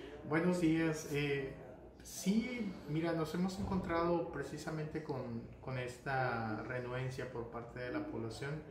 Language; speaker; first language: Spanish; native; Spanish